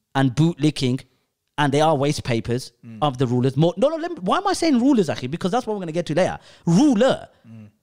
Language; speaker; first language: English; early bilingual, other home language; Urdu